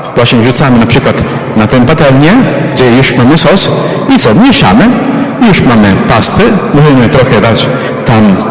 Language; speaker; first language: Polish; non-native, fluent; Italian